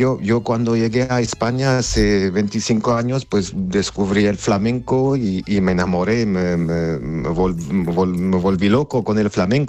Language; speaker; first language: Spanish; non-native, fluent; Armenian